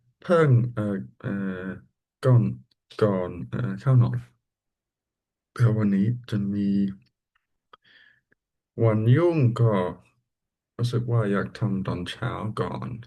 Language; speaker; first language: Thai; non-native, learner; English